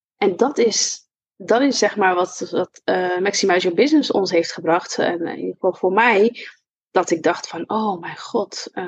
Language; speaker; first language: Dutch; early bilingual, other home language; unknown